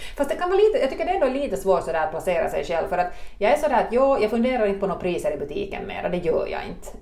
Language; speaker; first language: Swedish; native; Swedish